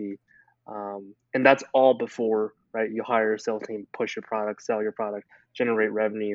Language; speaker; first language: English; native; English